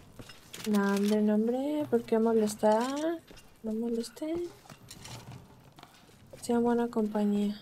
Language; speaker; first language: Spanish; native; Spanish